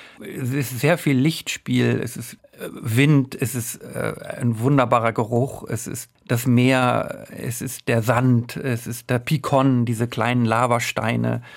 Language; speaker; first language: German; native; German